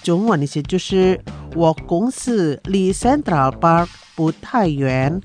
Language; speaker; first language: Chinese; non-native, fluent; Indonesian